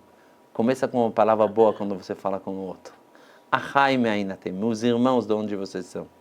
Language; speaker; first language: Portuguese; non-native, fluent; Hebrew